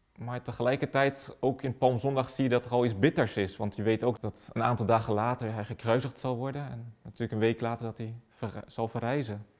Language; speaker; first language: Dutch; native; Dutch